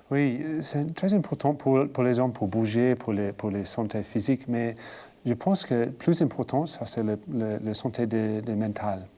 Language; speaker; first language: French; non-native, learner; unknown